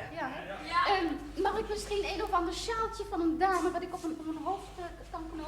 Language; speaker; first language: Dutch; native; Dutch